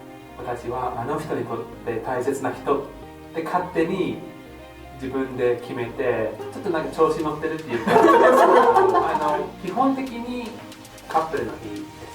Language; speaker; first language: Japanese; non-native, fluent; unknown